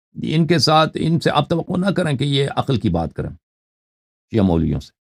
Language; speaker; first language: Urdu; non-native, fluent; Persian